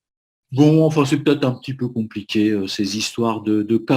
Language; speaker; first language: French; native; French